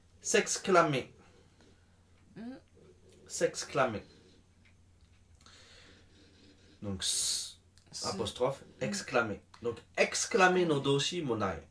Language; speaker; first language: Japanese; non-native, learner; French